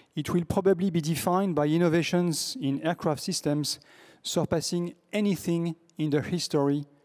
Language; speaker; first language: English; non-native, fluent; French